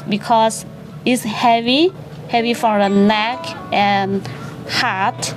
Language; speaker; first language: English; non-native, learner; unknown